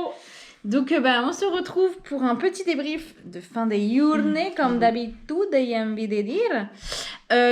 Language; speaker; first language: French; native; French